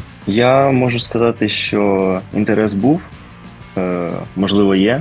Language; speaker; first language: Ukrainian; early bilingual, heritage; Ukrainian